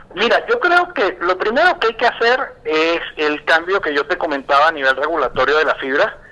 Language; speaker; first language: Spanish; native; Spanish